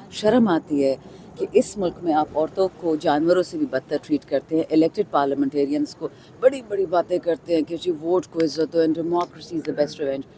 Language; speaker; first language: Urdu; non-native, local second language; Pashto